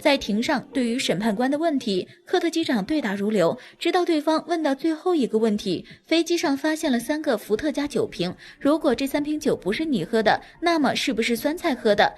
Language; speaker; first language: Chinese; native; Chinese